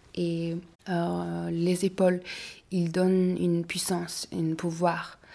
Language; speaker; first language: French; non-native, learner; Mongolian